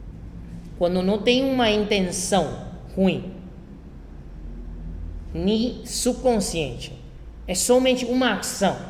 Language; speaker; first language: Portuguese; non-native, fluent; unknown